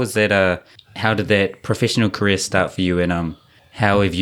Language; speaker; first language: English; native; English